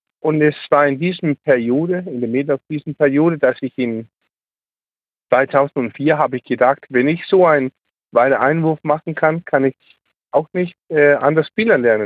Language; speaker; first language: German; non-native, learner; Danish